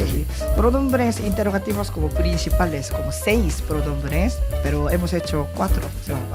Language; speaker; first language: Spanish; non-native, learner; Korean